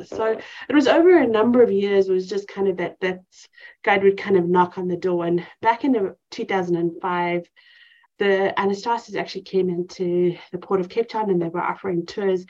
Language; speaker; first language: English; native; English